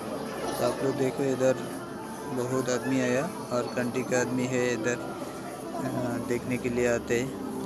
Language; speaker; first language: Hindi; non-native, fluent; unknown